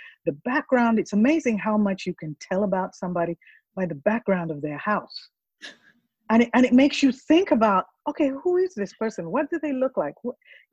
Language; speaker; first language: English; non-native, local second language; Ganda